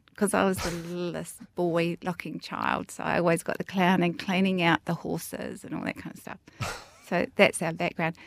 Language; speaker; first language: English; native; English